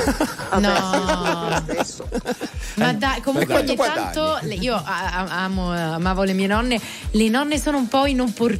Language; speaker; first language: Italian; native; Italian